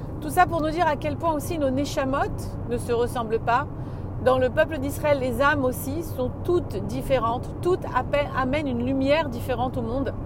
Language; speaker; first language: French; native; French